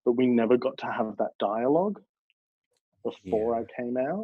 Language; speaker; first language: English; native; English